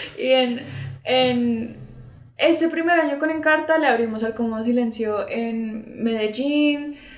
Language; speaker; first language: Spanish; early bilingual, other home language; English